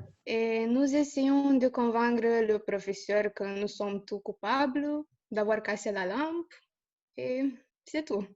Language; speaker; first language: French; non-native, learner; Romanian